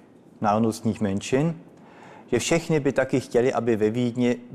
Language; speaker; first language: Czech; early bilingual, heritage; Czech